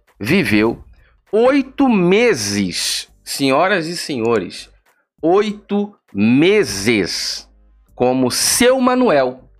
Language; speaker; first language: Portuguese; native; Portuguese